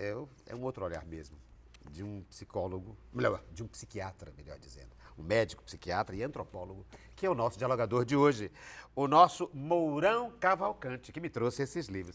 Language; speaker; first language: Portuguese; native; Portuguese